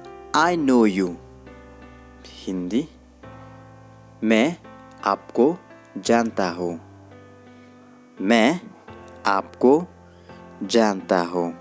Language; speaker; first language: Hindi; non-native, learner; Khasi